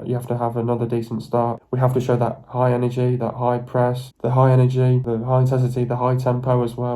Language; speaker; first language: English; native; English